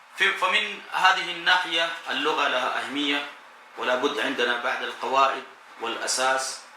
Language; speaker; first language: Arabic; non-native, fluent; Urdu